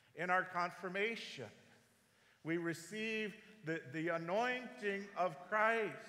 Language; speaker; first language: English; native; English